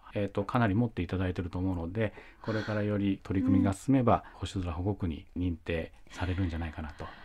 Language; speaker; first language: Japanese; native; Japanese